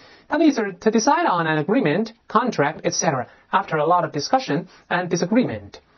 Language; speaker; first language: English; non-native, fluent; Chinese